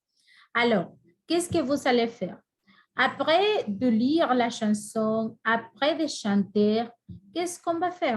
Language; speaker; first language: French; non-native, fluent; Spanish